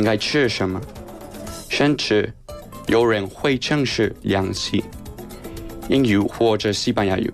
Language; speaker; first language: Chinese; non-native, learner; Spanish